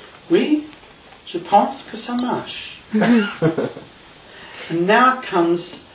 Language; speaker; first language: French; non-native, learner; English